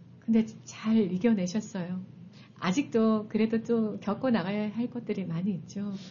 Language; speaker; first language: Korean; native; Korean